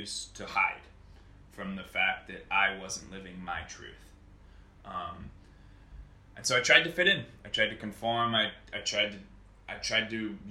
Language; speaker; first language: English; native; English